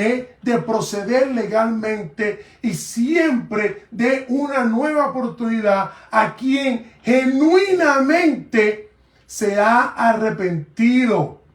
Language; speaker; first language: Spanish; native; Spanish